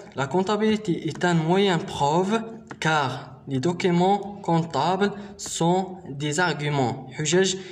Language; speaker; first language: French; non-native, local second language; Arabic